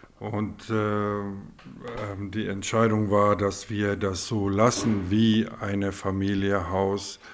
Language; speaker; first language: German; non-native, local second language; Afrikaans